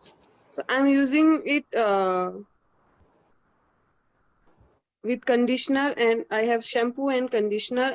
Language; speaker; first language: English; non-native, learner; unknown